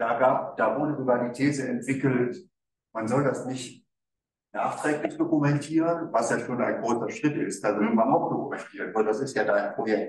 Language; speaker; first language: German; native; German